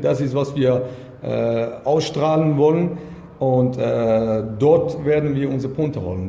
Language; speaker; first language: German; non-native, learner; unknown